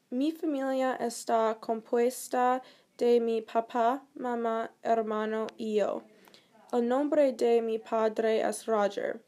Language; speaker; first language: Spanish; non-native, learner; English